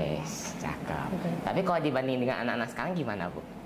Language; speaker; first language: Indonesian; native; Indonesian